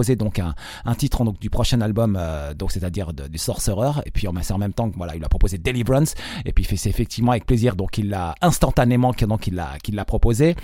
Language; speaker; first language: French; native; French